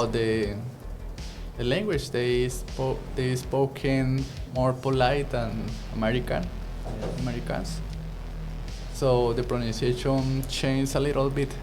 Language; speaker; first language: English; non-native, learner; Spanish